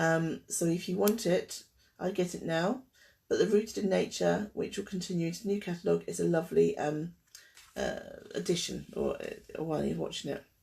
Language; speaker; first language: English; native; English